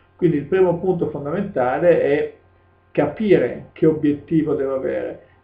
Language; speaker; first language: Italian; native; Italian